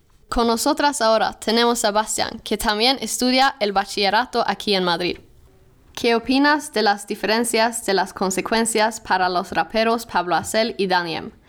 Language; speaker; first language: Spanish; non-native, fluent; Swedish